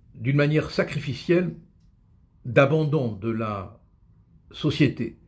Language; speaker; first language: French; native; French